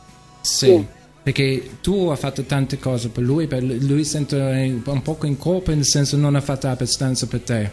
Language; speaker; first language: Italian; non-native, learner; English